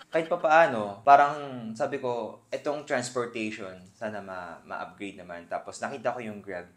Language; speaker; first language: Filipino; non-native, fluent; Korean